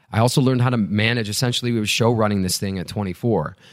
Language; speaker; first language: English; native; English